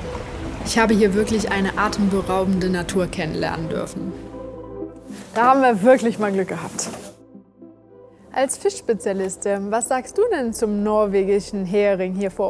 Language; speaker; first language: German; native; German